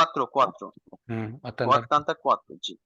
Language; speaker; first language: Italian; non-native, learner; Bangla